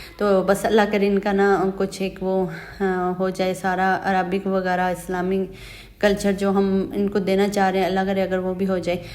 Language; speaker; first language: Urdu; native; Urdu